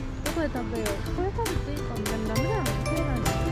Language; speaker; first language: Japanese; native; Japanese